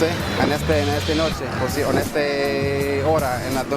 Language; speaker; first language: Spanish; non-native, learner; English